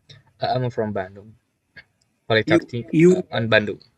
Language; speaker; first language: English; non-native, learner; Indonesian